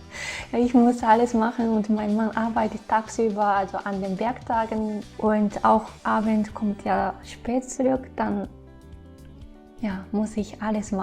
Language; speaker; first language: German; non-native, fluent; Japanese